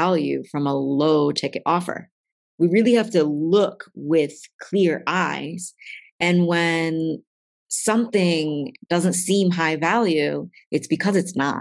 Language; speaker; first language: English; native; English